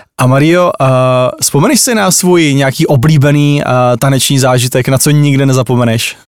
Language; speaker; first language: Czech; native; Czech